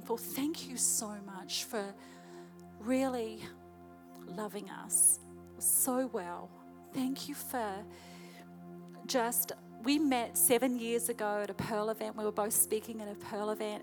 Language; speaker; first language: English; native; English